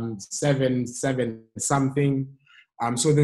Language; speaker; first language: English; non-native, local second language; Xhosa